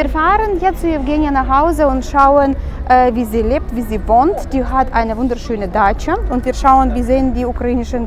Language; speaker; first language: German; non-native, learner; Russian